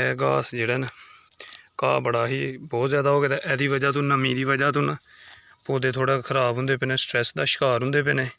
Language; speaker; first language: Urdu; non-native, local second language; Punjabi